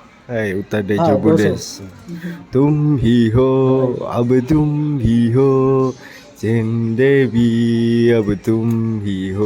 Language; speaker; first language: Japanese; non-native, learner; Indonesian